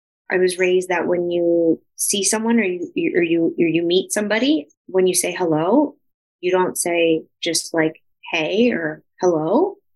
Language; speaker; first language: English; early bilingual, other home language; Spanish